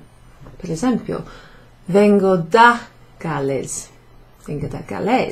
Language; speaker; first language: Italian; non-native, fluent; English